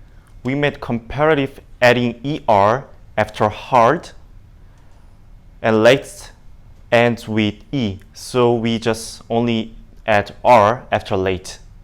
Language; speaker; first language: English; non-native, learner; Indonesian